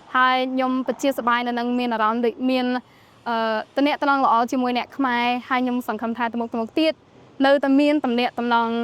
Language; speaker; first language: Khmer; non-native, fluent; English